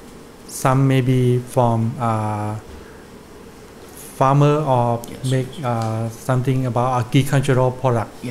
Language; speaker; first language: English; non-native, learner; Thai